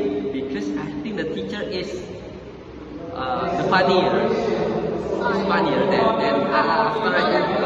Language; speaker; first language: English; non-native, learner; Indonesian